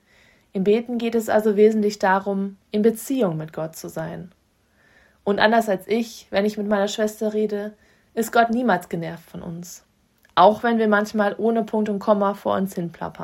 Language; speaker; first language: German; native; German